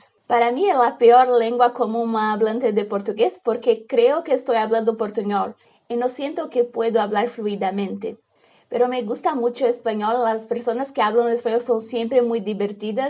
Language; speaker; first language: Spanish; non-native, learner; Portuguese